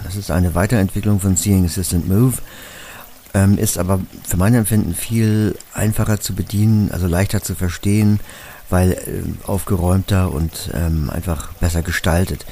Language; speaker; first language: German; native; German